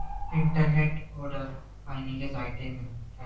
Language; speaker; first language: German; non-native, learner; Hindi